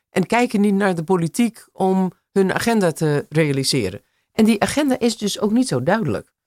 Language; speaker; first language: Dutch; non-native, fluent; English